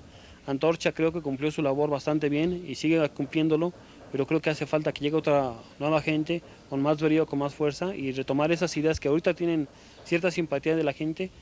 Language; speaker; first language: Spanish; native; Spanish